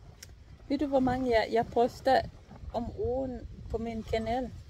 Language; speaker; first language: Danish; non-native, fluent; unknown